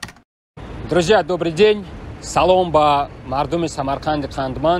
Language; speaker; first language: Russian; non-native, local second language; Tajik